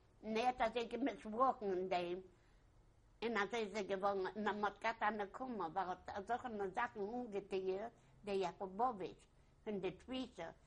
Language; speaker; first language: German; non-native, learner; Yiddish